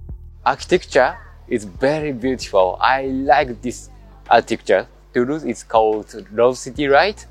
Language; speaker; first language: English; non-native, learner; Japanese